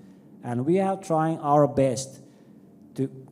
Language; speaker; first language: English; non-native, fluent; Finnish